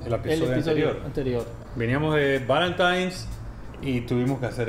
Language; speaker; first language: Spanish; native; Spanish